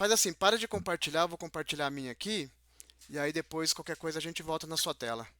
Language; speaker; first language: Portuguese; native; Portuguese